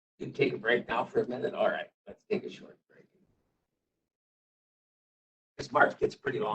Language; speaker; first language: English; native; English